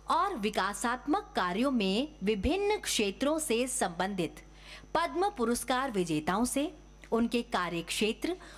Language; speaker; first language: Hindi; native; Hindi